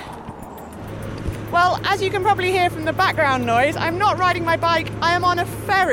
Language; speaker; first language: English; native; English